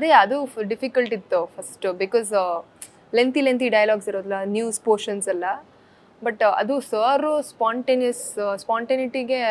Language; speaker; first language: Kannada; early bilingual, heritage; Kannada